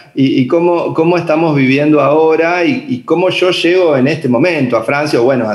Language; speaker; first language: Spanish; native; Spanish